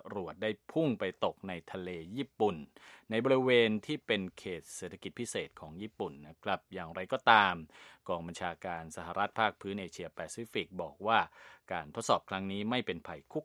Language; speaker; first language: Thai; native; Thai